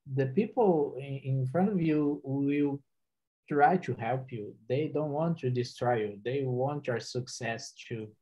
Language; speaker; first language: English; non-native, fluent; Portuguese